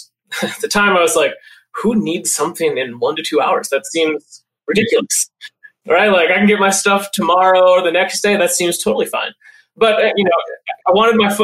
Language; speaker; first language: English; native; English